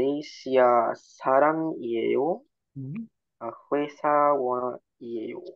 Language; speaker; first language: Korean; non-native, learner; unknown